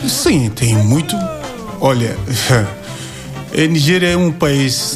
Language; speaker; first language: Portuguese; non-native, learner; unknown